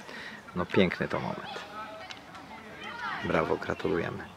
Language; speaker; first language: Polish; native; Polish